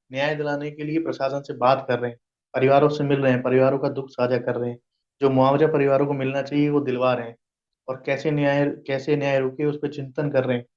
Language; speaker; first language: Hindi; native; Hindi